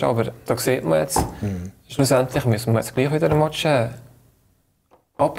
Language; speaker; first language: German; native; German